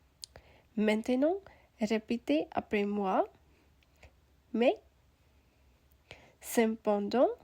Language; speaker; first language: French; non-native, learner; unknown